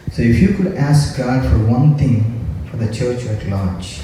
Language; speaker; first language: English; non-native, local second language; Telugu